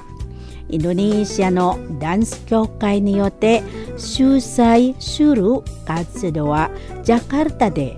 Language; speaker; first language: Japanese; non-native, learner; Indonesian